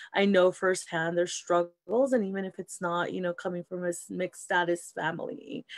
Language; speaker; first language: English; early bilingual, other home language; Spanish